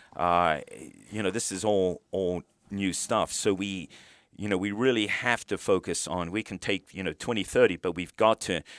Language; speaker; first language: English; native; English